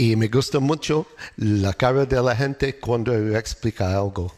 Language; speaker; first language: Spanish; non-native, learner; English